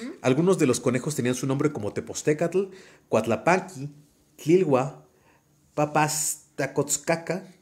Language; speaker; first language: Spanish; native; Spanish